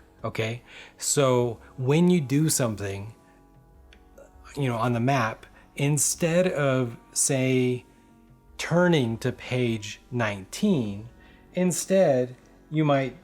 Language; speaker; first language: English; native; English